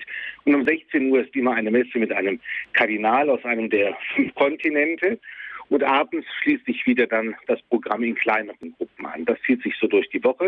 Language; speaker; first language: German; native; German